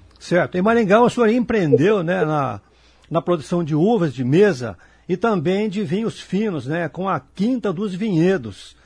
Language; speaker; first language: Portuguese; native; Portuguese